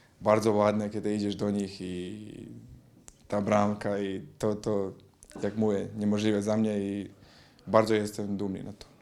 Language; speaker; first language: Polish; non-native, learner; Croatian